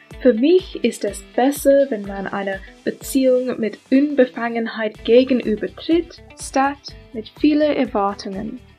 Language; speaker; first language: German; non-native, learner; English